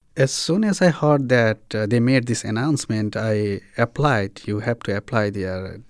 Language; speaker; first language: English; non-native, local second language; Nepali